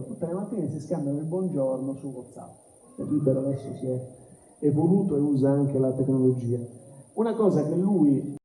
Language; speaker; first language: Italian; native; Italian